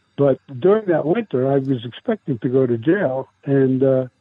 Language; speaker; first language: English; early bilingual, other home language; Italian